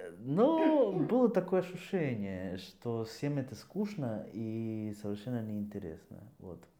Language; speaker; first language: Russian; non-native, fluent; Spanish